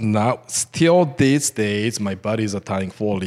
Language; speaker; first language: English; non-native, fluent; Japanese